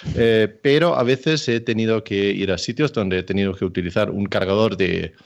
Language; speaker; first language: Spanish; non-native, fluent; Danish